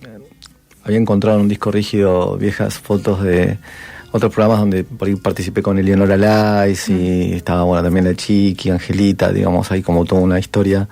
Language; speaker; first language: Spanish; native; Spanish